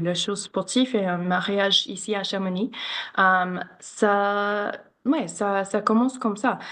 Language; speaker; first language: French; non-native, learner; English